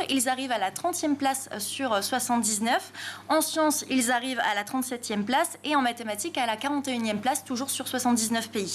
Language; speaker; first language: French; native; French